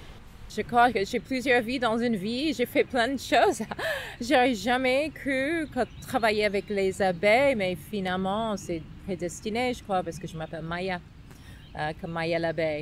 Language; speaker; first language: French; non-native, fluent; English